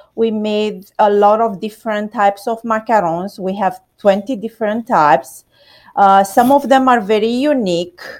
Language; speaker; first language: English; non-native, learner; Romanian